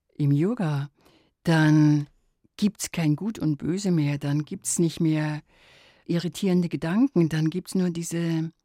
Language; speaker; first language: German; native; German